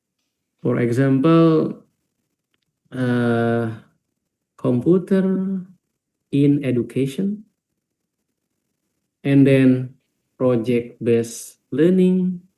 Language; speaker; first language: English; non-native, fluent; Indonesian